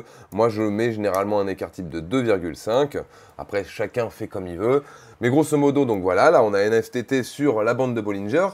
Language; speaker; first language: French; native; French